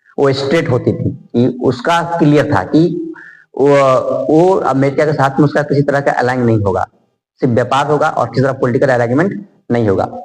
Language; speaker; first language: Hindi; native; Hindi